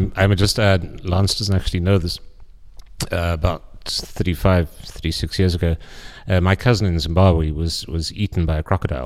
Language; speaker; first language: English; native; English